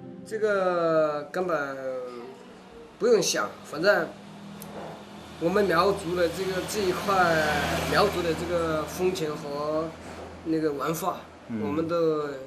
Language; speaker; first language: Chinese; non-native, local second language; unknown